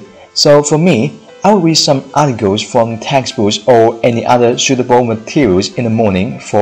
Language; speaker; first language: English; non-native, fluent; Chinese